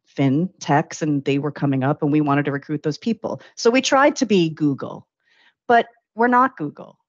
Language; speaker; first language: English; native; English